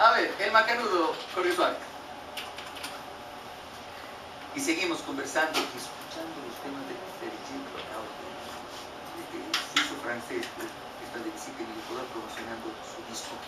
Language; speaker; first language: Spanish; native; Spanish